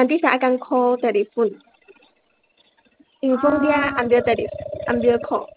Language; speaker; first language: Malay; non-native, local second language; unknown